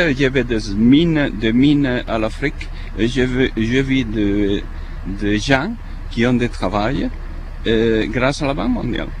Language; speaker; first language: French; non-native, fluent; Spanish